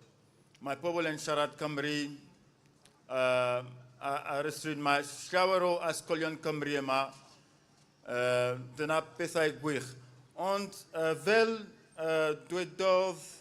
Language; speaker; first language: Welsh; non-native, fluent; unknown